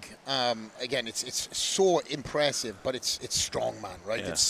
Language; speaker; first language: English; native; English